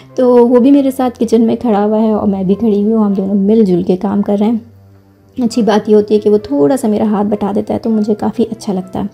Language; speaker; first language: Urdu; native; Urdu